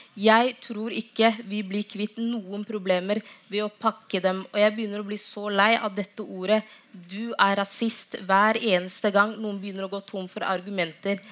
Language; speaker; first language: Norwegian; non-native, fluent; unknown